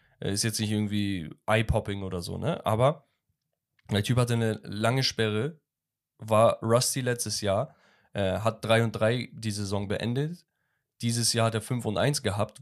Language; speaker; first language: German; early bilingual, other home language; Turkish